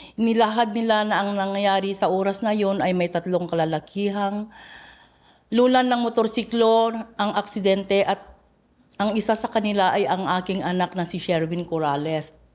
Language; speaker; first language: Filipino; non-native, local second language; Iloko